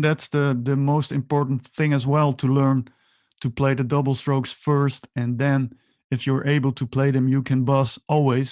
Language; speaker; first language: English; non-native, fluent; Dutch